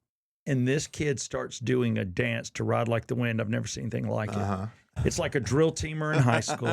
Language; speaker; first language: English; native; English